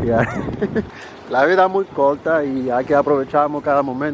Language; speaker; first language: Spanish; non-native, learner; Haitian Creole